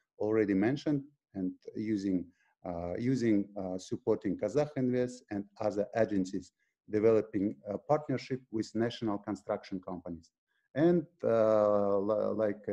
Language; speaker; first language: English; non-native, fluent; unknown